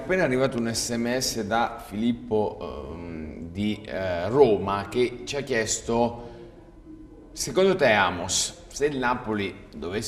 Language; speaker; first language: Italian; native; Italian